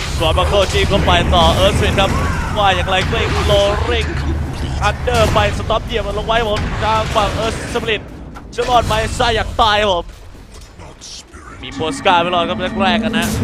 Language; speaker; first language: Thai; native; Thai